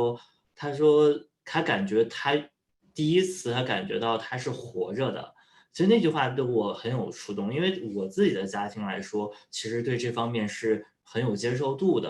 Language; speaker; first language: Chinese; native; Chinese